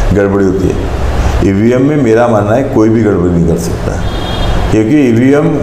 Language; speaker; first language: Hindi; non-native, local second language; Marathi